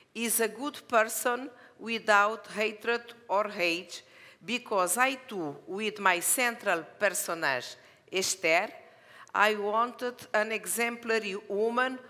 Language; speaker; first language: English; non-native, learner; Portuguese